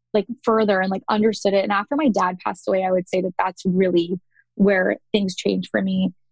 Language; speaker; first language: English; native; English